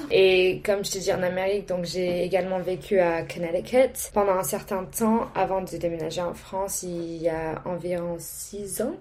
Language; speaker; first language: French; non-native, fluent; English